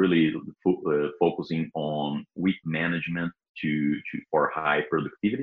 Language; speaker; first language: English; non-native, fluent; Portuguese